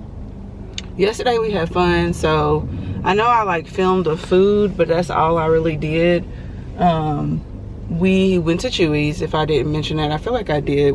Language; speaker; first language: English; native; English